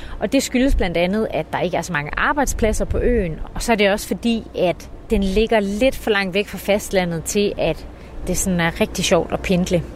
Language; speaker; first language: Danish; native; Danish